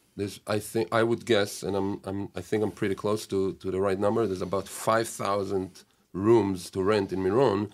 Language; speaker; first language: English; non-native, fluent; Hebrew